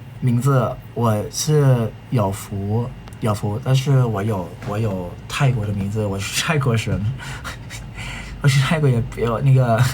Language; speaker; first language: Chinese; non-native, learner; Thai